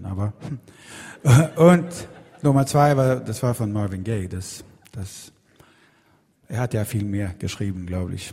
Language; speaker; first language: German; non-native, fluent; Swedish